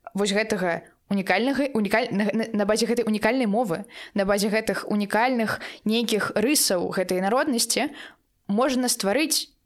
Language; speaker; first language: Belarusian; non-native, local second language; Russian